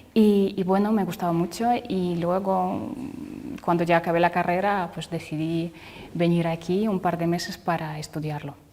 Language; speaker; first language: Spanish; non-native, fluent; Russian